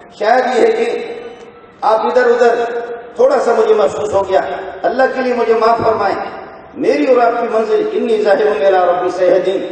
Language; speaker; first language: Urdu; non-native, local second language; Brahui